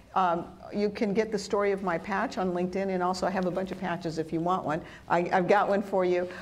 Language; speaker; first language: English; early bilingual, other home language; Spanish